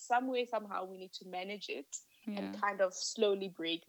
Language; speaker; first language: English; non-native, local second language; Northern Sotho